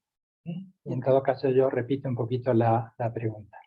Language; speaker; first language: Spanish; native; Spanish